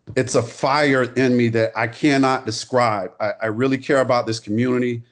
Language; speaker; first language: English; native; English